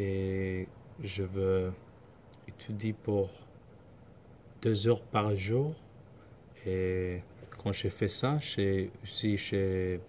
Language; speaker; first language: French; non-native, learner; Somali